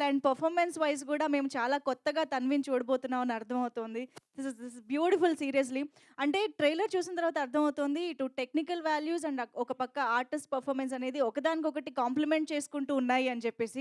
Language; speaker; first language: Telugu; native; Telugu